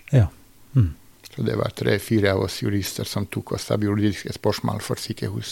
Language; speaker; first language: Norwegian; non-native, fluent; Bosnian